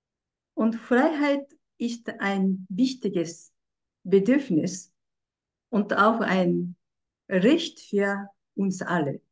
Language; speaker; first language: German; non-native, fluent; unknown